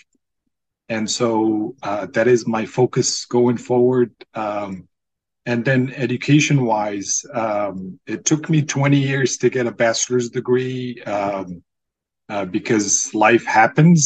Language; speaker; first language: English; non-native, fluent; Arabic